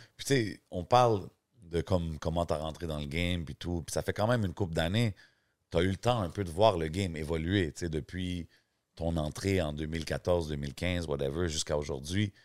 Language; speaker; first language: French; native; French